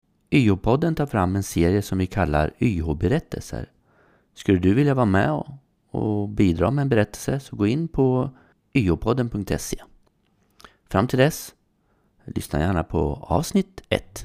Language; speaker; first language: Swedish; native; Swedish